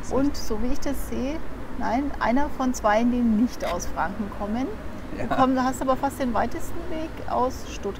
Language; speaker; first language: German; native; German